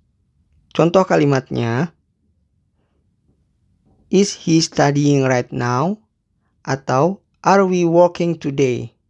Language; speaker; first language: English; non-native, fluent; Indonesian